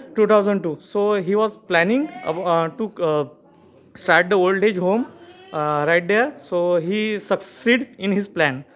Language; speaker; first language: English; non-native, local second language; Marathi